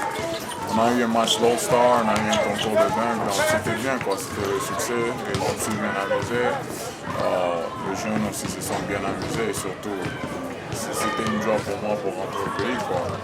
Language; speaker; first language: French; non-native, local second language; Swahili